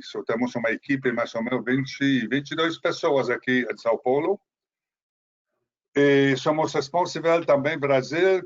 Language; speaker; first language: Portuguese; non-native, fluent; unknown